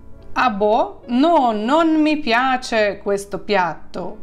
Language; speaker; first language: Italian; non-native, fluent; Ukrainian